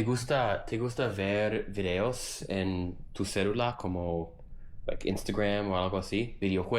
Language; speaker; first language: Spanish; non-native, learner; English